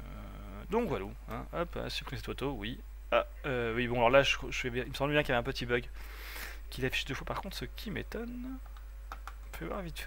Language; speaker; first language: French; native; French